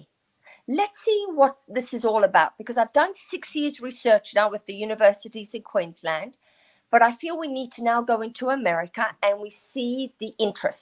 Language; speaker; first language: English; native; English